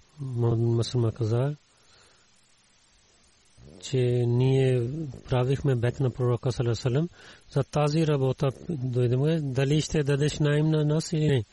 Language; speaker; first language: Bulgarian; non-native, learner; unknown